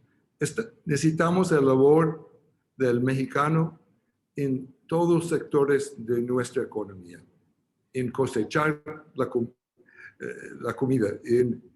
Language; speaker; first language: Spanish; non-native, fluent; English